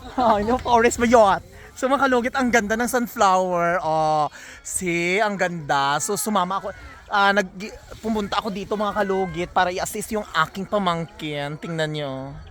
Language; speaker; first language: Filipino; non-native, local second language; Cebuano